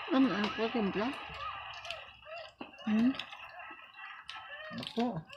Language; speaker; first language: Filipino; non-native, local second language; Hiligaynon